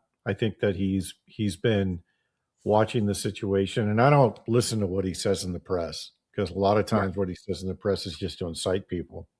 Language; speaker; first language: English; native; English